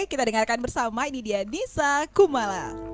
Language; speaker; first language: Indonesian; native; Indonesian